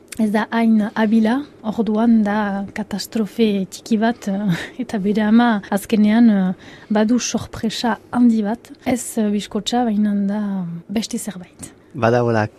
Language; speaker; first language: Basque; non-native, local second language; French